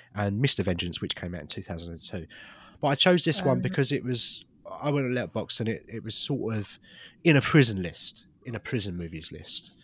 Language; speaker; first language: English; native; English